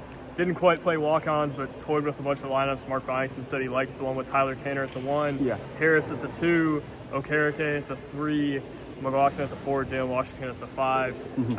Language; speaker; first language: English; native; English